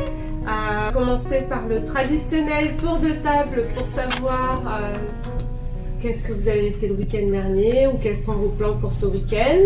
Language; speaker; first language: French; native; French